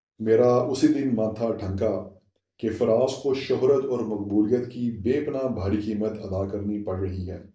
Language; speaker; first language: Urdu; non-native, local second language; Saraiki